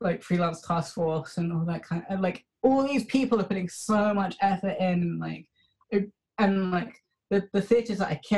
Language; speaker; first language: English; native; English